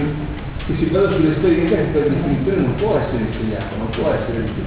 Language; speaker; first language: Italian; native; Italian